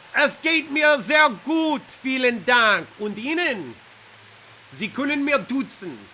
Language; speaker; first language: German; non-native, learner; English